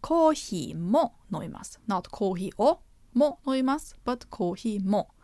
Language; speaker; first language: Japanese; non-native, fluent; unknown